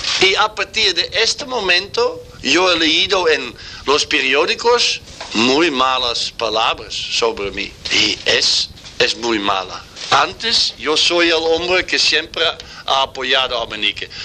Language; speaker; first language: Spanish; non-native, learner; Dutch